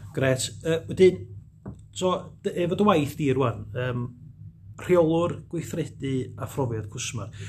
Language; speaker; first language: Welsh; native; Welsh